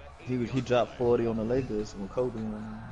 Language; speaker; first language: English; native; English